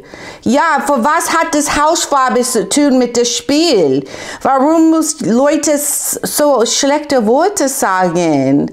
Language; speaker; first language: German; non-native, learner; English